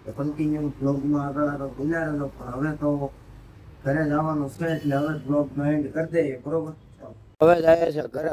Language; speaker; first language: Gujarati; native; Gujarati